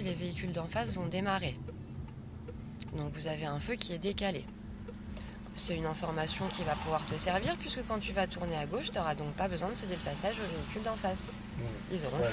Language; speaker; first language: French; native; French